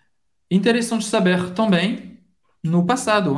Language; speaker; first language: Portuguese; non-native, fluent; French